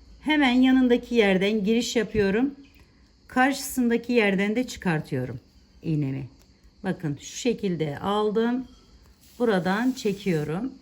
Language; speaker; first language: Turkish; native; Turkish